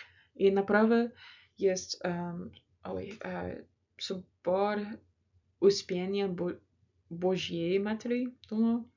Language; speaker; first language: Russian; non-native, learner; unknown